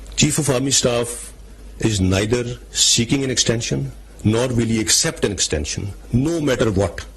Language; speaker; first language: English; non-native, local second language; Urdu